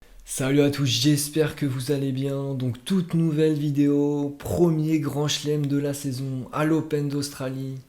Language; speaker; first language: French; native; French